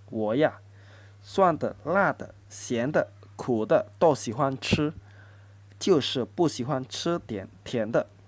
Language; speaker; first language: Chinese; non-native, fluent; Indonesian